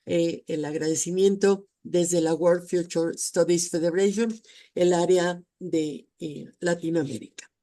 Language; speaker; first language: Spanish; native; Spanish